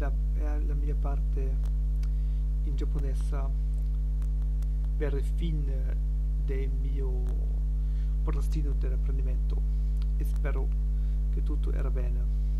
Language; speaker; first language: Italian; non-native, learner; German